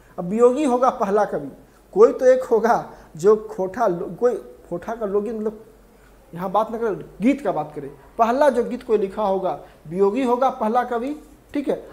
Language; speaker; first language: Hindi; native; Hindi